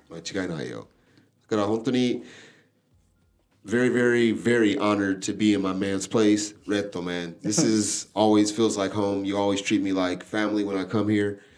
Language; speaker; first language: English; native; English